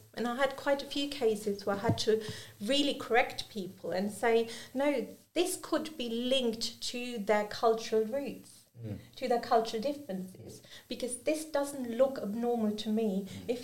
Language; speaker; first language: English; non-native, fluent; German